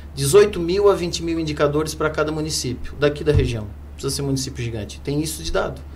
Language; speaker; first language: Portuguese; non-native, fluent; German